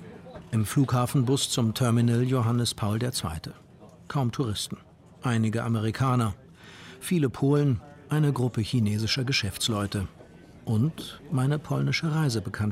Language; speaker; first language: German; native; German